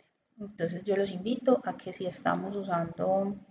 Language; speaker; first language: Spanish; native; Spanish